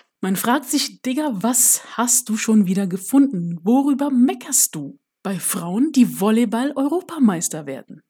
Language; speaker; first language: German; early bilingual, other home language; Turkish